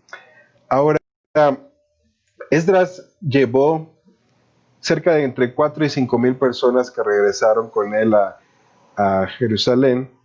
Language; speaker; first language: Spanish; native; Spanish